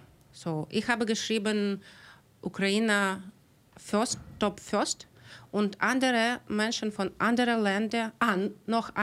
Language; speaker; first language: German; non-native, learner; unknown